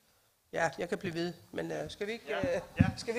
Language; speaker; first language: Danish; non-native, local second language; Kalaallisut